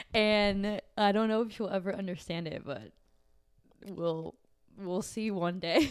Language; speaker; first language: English; early bilingual, other home language; Portuguese